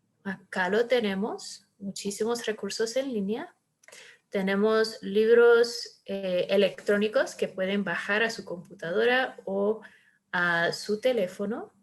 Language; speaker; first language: Spanish; early bilingual, heritage; Spanish